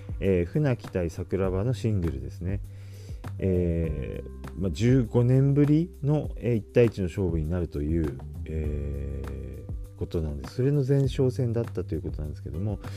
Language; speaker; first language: Japanese; native; Japanese